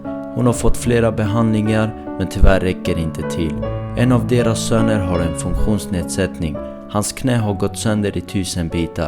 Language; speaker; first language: Swedish; early bilingual, other home language; Armenian